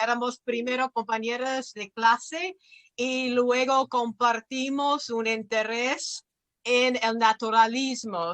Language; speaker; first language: Spanish; non-native, fluent; English